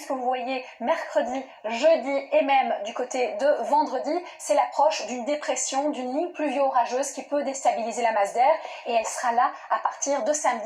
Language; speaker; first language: French; native; French